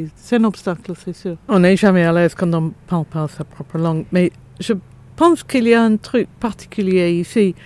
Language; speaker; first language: French; non-native, fluent; English